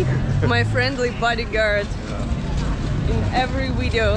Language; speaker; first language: English; non-native, fluent; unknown